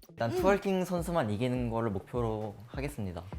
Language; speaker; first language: Korean; native; Korean